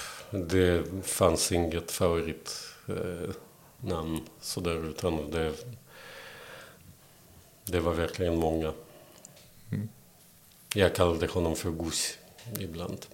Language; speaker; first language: Swedish; non-native, fluent; Belarusian